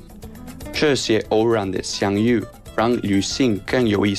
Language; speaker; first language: Chinese; non-native, learner; Spanish